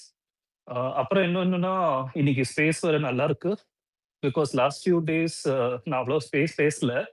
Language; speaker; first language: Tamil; non-native, local second language; Malayalam